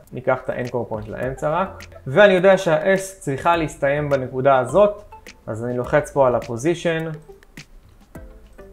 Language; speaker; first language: Hebrew; native; Hebrew